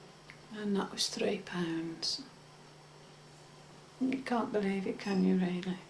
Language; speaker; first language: English; native; English